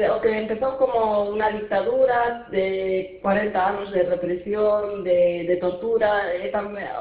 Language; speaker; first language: Galician; non-native, fluent; Arabic